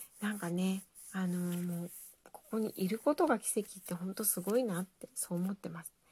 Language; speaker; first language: Japanese; native; Japanese